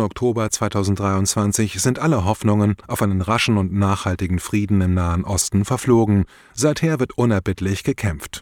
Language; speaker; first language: German; native; German